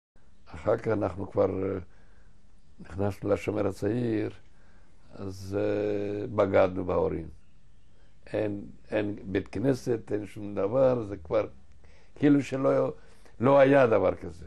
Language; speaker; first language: Hebrew; non-native, fluent; Ladino